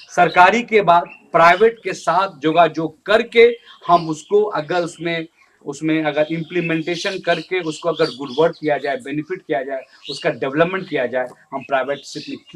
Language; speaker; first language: Hindi; non-native, local second language; Bangla